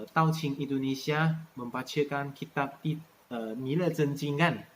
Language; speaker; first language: Malay; non-native, local second language; Chinese